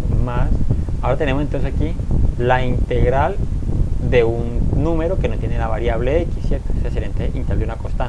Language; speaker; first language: Spanish; native; Spanish